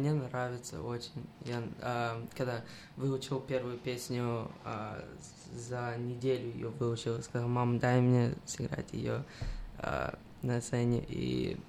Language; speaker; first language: Russian; early bilingual, heritage; Russian